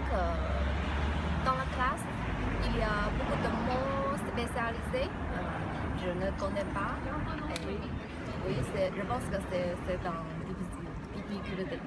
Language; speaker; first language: French; non-native, learner; Chinese